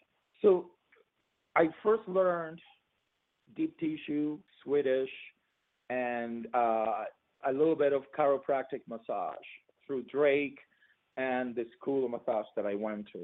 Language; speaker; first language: English; non-native, fluent; Spanish